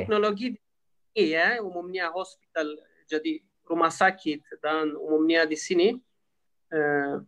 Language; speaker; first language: Indonesian; non-native, learner; Turkish